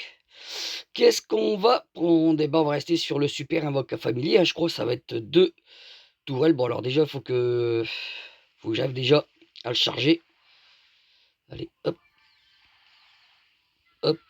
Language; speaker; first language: French; native; French